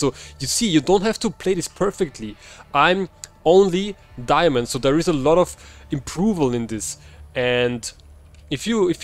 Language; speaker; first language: English; non-native, fluent; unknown